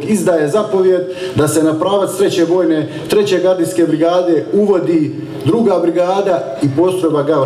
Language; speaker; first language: Croatian; native; Croatian